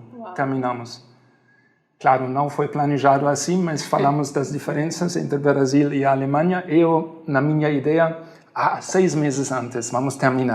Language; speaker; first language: Portuguese; non-native, fluent; German